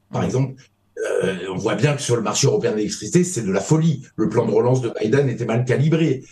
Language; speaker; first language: French; native; French